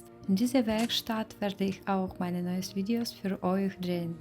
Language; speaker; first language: German; non-native, learner; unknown